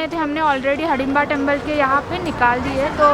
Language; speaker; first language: Hindi; non-native, local second language; Marathi